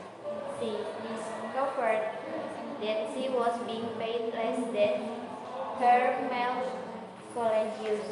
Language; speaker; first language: English; non-native, learner; Indonesian